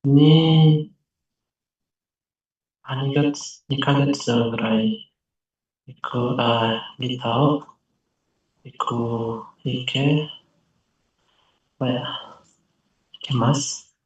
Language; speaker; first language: Japanese; non-native, learner; Indonesian